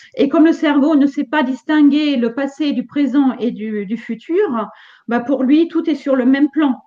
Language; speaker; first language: French; non-native, fluent; German